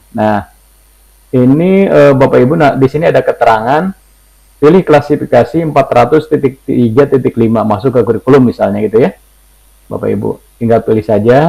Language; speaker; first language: Indonesian; native; Indonesian